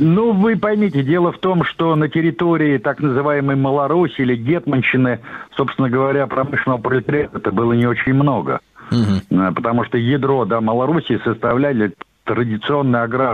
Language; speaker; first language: Russian; native; Russian